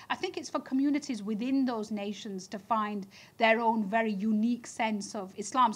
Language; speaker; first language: English; native; English